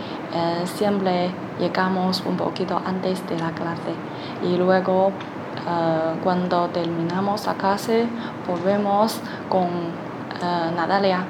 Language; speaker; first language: Spanish; non-native, learner; Chinese